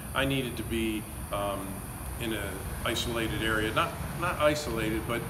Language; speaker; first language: English; native; English